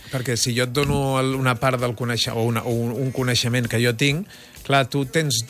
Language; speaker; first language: Catalan; native; Catalan